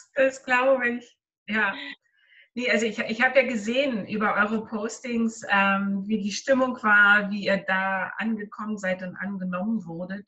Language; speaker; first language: German; native; German